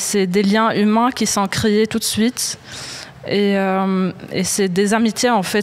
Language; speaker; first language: French; non-native, local second language; Arabic